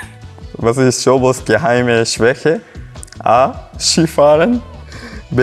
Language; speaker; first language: German; non-native, learner; Korean